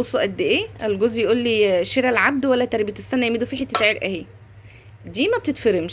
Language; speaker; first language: Arabic; native; Arabic